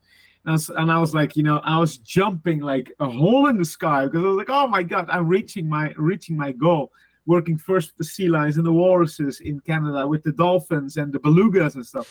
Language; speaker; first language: English; non-native, fluent; Dutch